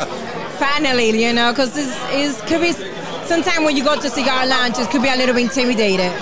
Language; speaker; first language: English; non-native, fluent; Spanish